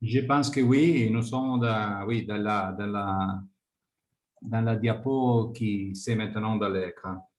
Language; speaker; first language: French; non-native, fluent; Spanish